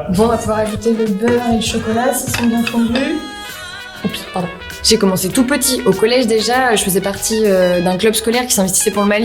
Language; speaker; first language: French; native; French